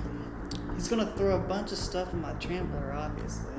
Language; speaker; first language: English; native; English